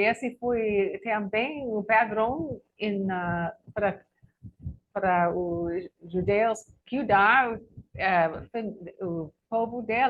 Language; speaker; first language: Portuguese; non-native, learner; English